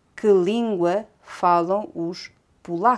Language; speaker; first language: Portuguese; non-native, fluent; Konkani